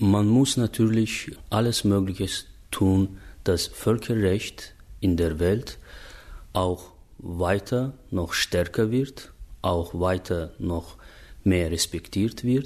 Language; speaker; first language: German; non-native, fluent; Azerbaijani